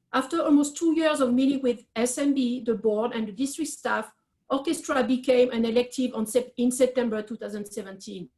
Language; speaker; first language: English; non-native, fluent; French